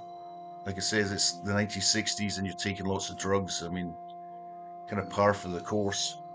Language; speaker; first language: English; native; English